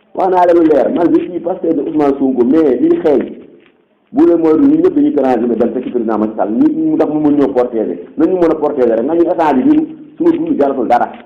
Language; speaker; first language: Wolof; non-native, local second language; Fula